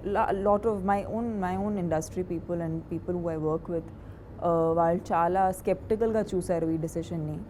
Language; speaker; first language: Telugu; non-native, fluent; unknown